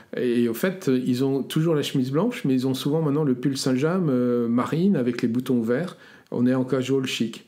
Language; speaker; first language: French; native; French